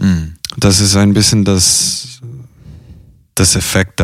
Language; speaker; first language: German; non-native, fluent; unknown